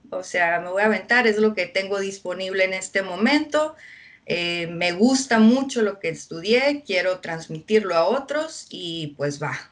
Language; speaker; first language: Spanish; early bilingual, heritage; Spanish